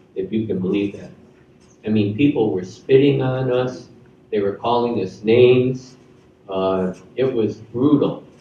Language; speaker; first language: English; native; English